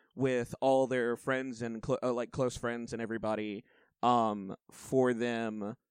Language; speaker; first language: English; native; English